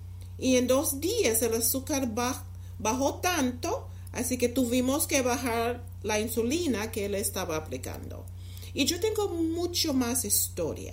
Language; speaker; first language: Spanish; non-native, fluent; English